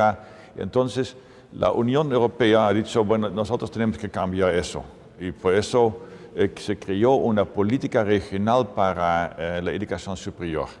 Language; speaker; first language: Spanish; non-native, fluent; Dutch